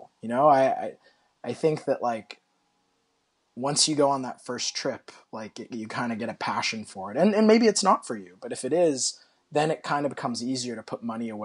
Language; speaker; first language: English; native; English